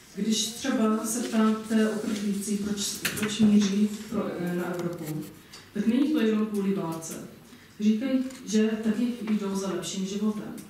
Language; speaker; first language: Czech; non-native, fluent; English